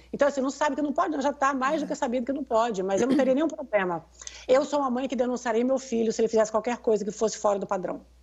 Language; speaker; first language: Portuguese; native; Portuguese